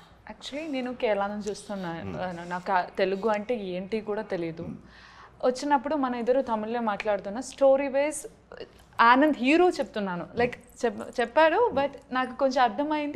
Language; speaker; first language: Telugu; non-native, learner; Malayalam